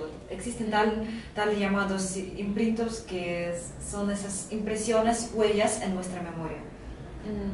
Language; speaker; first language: Spanish; non-native, fluent; Russian